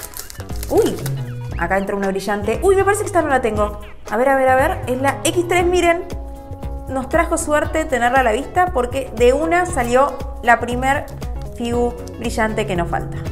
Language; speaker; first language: Spanish; native; Spanish